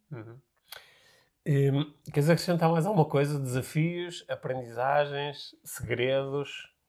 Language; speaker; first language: Portuguese; native; Portuguese